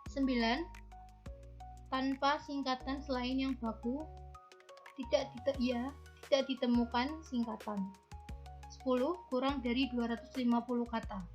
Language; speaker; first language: Indonesian; native; Indonesian